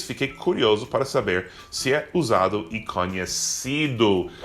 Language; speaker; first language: Portuguese; non-native, fluent; English